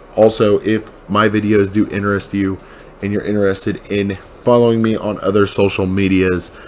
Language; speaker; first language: English; native; English